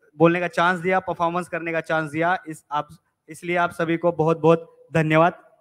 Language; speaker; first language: Hindi; non-native, local second language; Marathi